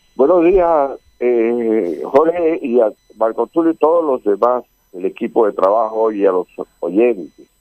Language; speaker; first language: Spanish; native; Spanish